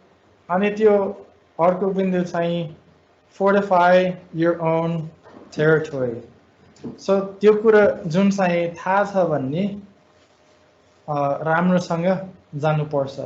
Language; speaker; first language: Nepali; non-native, fluent; English